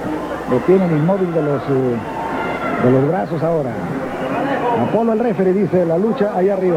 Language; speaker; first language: Spanish; native; Spanish